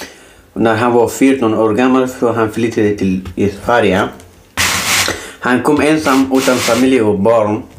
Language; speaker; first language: Swedish; non-native, learner; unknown